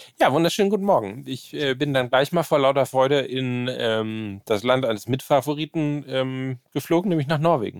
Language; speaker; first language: German; native; German